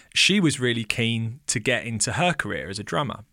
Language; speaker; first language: English; native; English